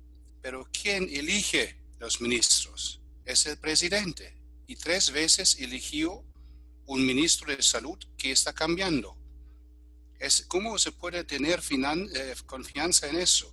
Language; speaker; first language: Spanish; non-native, fluent; German